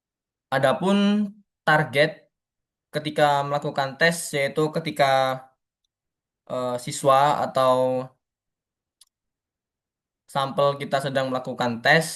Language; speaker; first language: Indonesian; native; Indonesian